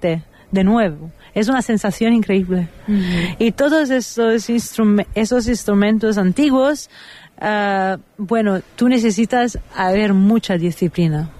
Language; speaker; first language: Spanish; non-native, fluent; Italian